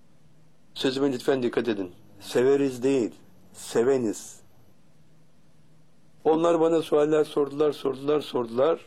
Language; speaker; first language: Turkish; native; Turkish